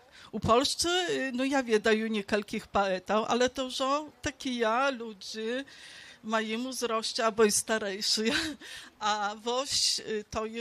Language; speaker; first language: Polish; non-native, local second language; Belarusian